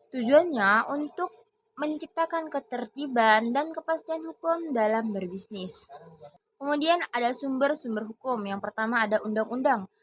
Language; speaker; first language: Indonesian; non-native, local second language; Madurese